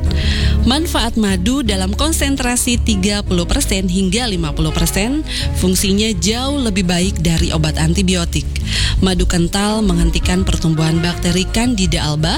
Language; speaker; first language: Indonesian; native; Indonesian